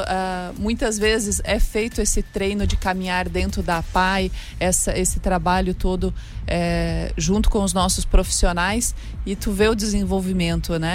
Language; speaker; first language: Portuguese; native; Portuguese